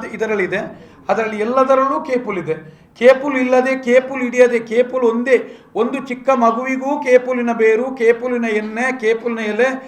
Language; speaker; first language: Kannada; non-native, local second language; Tulu